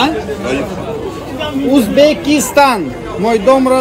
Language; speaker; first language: Russian; non-native, local second language; Uzbek